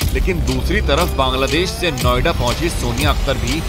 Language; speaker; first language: Hindi; native; Hindi